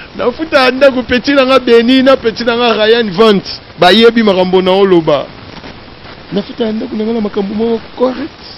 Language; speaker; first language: Lingala; native; Lingala